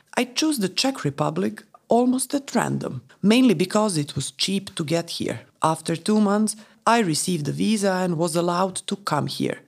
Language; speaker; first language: English; non-native, fluent; Romanian